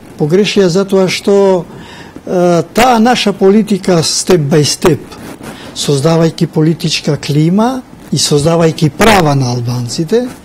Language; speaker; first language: Macedonian; non-native, local second language; Albanian